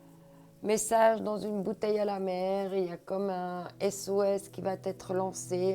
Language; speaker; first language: French; native; French